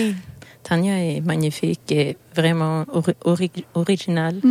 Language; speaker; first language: French; non-native, learner; Swedish